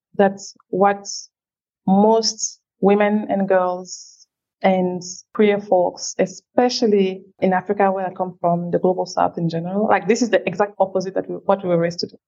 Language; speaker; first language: English; non-native, local second language; French